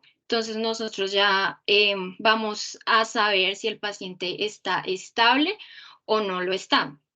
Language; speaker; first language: Spanish; native; Spanish